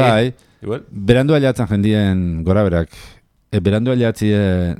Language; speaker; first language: Basque; native; Basque